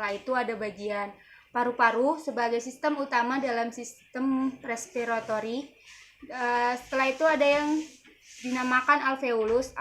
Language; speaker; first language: Indonesian; native; Indonesian